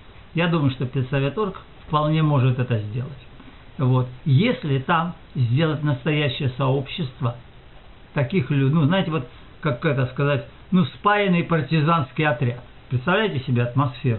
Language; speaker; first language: Russian; native; Russian